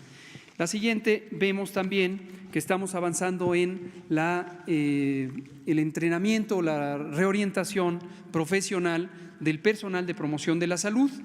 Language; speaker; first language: Spanish; native; Spanish